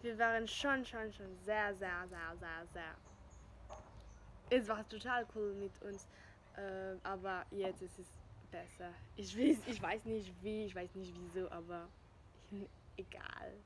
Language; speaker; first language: German; non-native, fluent; French